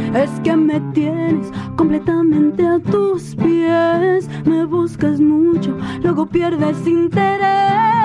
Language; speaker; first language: Spanish; early bilingual, heritage; Spanish